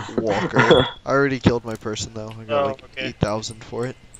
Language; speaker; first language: English; native; English